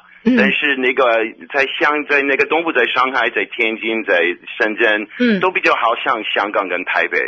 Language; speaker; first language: Chinese; non-native, fluent; English